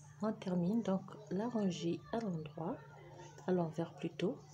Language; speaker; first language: French; native; French